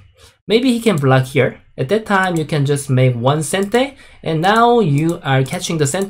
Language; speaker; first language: English; non-native, fluent; Korean